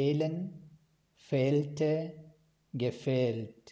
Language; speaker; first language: German; non-native, fluent; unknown